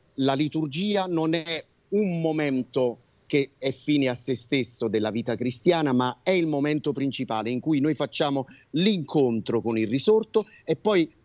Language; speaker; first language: Italian; native; Italian